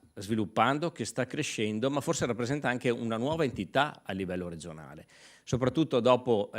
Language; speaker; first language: Italian; native; Italian